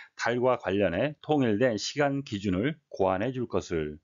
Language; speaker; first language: Korean; native; Korean